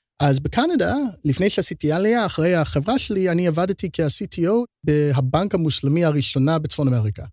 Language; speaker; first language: Hebrew; early bilingual, heritage; Hebrew